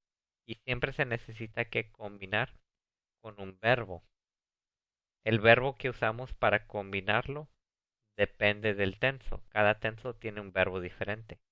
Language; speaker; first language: Spanish; early bilingual, heritage; Spanish